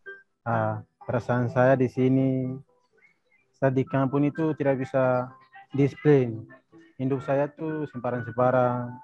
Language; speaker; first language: Indonesian; non-native, local second language; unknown